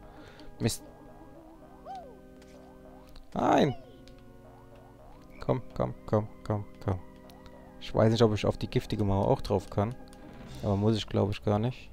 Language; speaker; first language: German; native; German